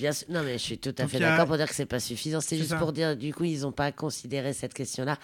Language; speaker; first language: French; native; French